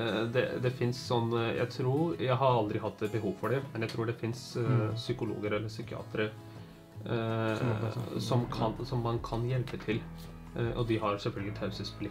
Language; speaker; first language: Norwegian; early bilingual, other home language; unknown